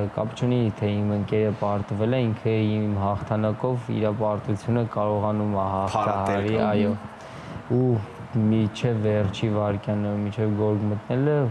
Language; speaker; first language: Armenian; native; Armenian